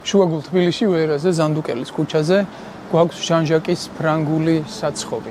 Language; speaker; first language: Georgian; native; Georgian